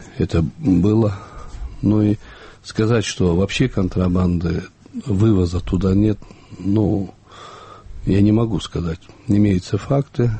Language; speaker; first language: Russian; non-native, local second language; Kyrgyz